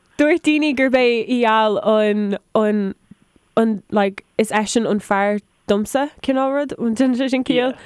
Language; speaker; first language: Irish; non-native, local second language; English